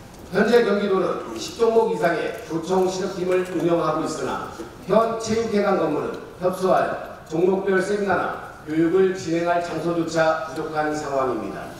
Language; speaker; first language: Korean; native; Korean